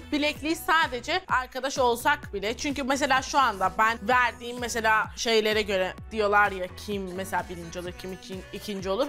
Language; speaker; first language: Turkish; native; Turkish